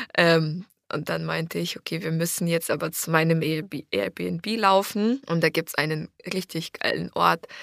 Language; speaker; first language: German; non-native, fluent; Ukrainian